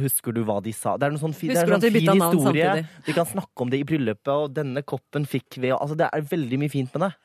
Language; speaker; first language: Norwegian; native; Norwegian